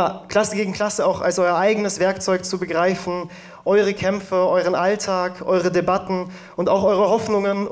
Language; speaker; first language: German; native; German